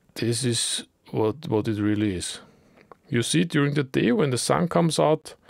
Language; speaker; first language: English; non-native, learner; German